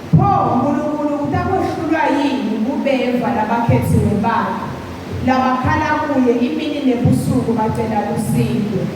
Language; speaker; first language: Zulu; non-native, local second language; Swati